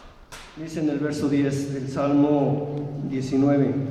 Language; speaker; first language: Spanish; native; Spanish